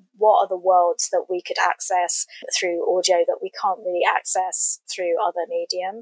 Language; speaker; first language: English; native; English